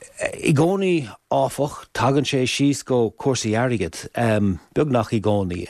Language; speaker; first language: Irish; native; Irish